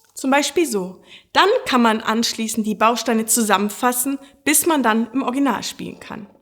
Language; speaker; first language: German; native; German